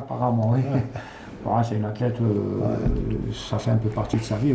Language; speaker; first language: French; non-native, local second language; Arabic